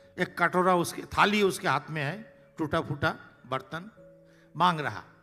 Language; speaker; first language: Hindi; non-native, local second language; Bangla